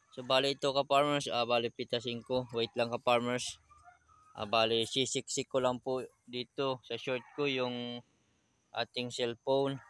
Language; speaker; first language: Filipino; non-native, local second language; Bikol